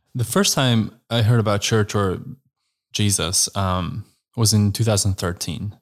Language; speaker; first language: English; non-native, fluent; Slovenian